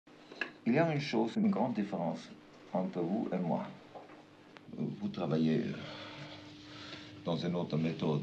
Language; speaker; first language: French; non-native, fluent; German